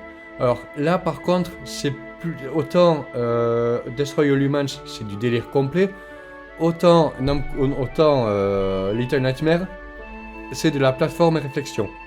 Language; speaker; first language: French; native; French